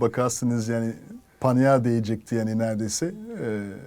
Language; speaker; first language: Turkish; non-native, fluent; French